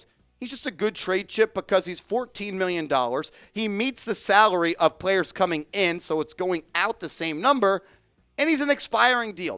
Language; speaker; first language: English; native; English